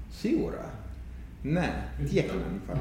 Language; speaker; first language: Greek; non-native, fluent; English